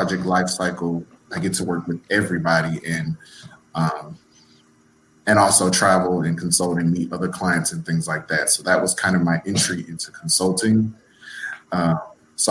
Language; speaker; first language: English; native; English